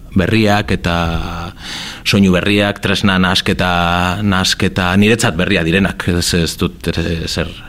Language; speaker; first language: Basque; non-native, local second language; Spanish